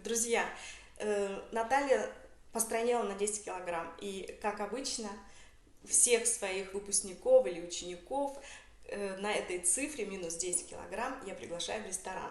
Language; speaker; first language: Russian; native; Russian